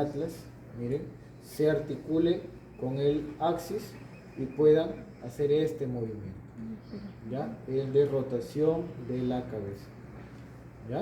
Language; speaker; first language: Spanish; native; Spanish